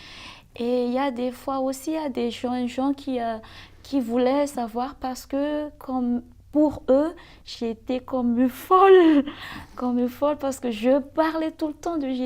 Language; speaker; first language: French; non-native, local second language; Malagasy